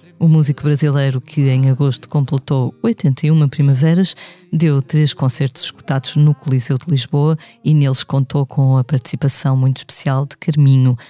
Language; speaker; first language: Portuguese; native; Portuguese